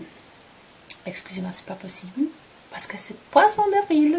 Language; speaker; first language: French; non-native, fluent; Polish